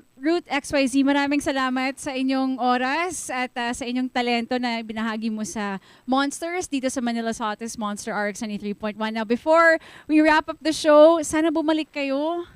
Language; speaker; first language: Filipino; native; Filipino